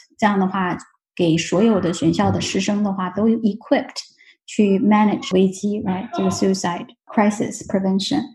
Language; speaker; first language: Chinese; native; Chinese